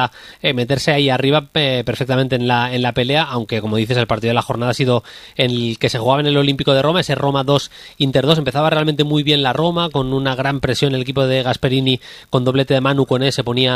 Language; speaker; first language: Spanish; native; Spanish